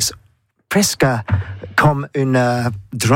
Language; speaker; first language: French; non-native, learner; English